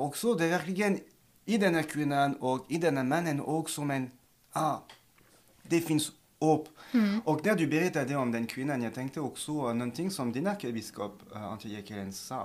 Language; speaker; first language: Swedish; non-native, fluent; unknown